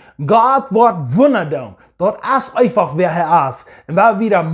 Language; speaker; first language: German; non-native, learner; English